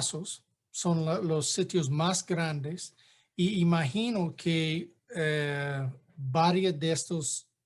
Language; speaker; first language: Spanish; non-native, fluent; English